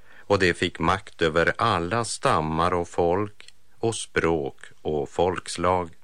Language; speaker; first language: Swedish; native; Swedish